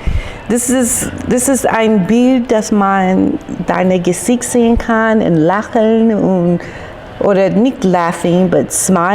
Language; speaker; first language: German; non-native, learner; English